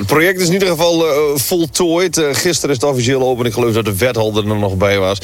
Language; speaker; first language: Dutch; native; Dutch